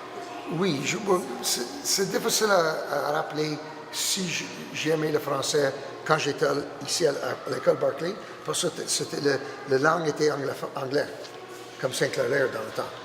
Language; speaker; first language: French; non-native, local second language; English